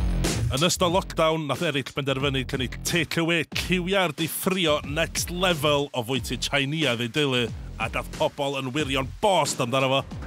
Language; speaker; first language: Welsh; native; Welsh